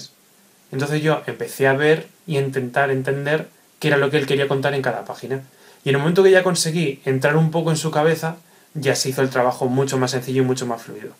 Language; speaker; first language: Spanish; native; Spanish